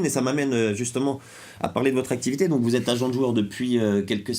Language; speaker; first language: French; native; French